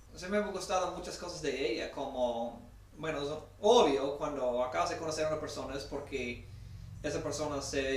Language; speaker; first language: Spanish; non-native, fluent; English